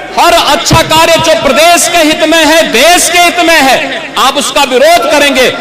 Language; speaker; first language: Hindi; native; Hindi